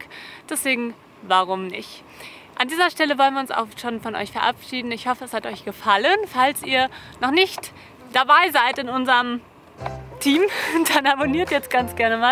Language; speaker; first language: German; native; German